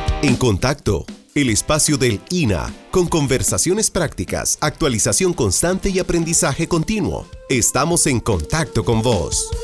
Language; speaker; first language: Spanish; native; Spanish